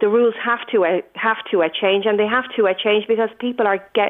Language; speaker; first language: English; native; English